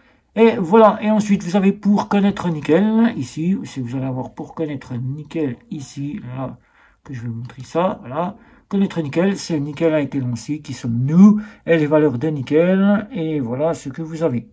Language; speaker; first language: French; native; French